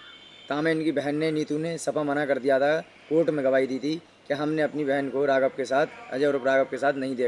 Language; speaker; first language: Hindi; native; Hindi